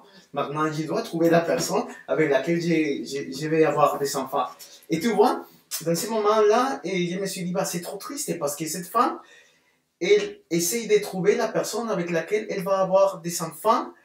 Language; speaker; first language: French; non-native, fluent; Spanish